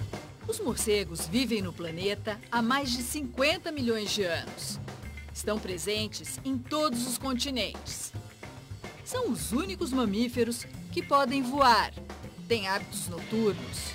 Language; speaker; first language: Portuguese; native; Portuguese